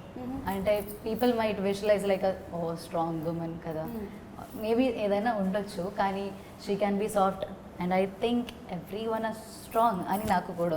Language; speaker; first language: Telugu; non-native, learner; Malayalam